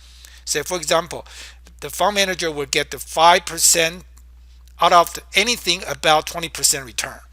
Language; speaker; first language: English; non-native, fluent; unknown